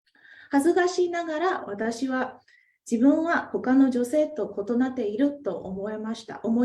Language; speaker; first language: Japanese; non-native, fluent; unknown